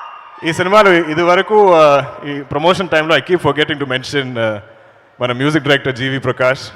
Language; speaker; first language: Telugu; non-native, learner; Malayalam